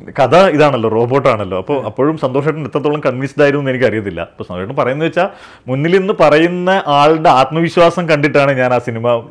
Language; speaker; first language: Malayalam; native; Malayalam